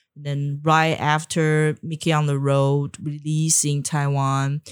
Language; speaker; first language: English; non-native, fluent; Chinese